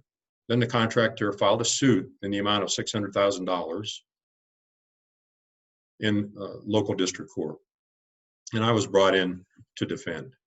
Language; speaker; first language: English; native; English